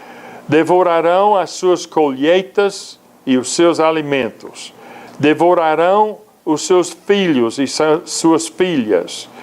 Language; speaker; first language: Portuguese; non-native, fluent; English